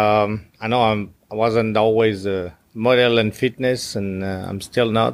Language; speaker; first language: English; non-native, fluent; French